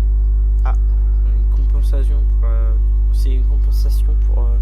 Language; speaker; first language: French; native; French